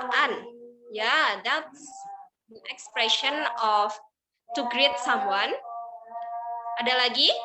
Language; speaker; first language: English; non-native, learner; Indonesian